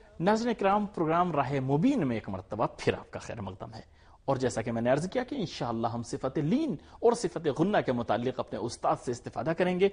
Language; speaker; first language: Urdu; native; Urdu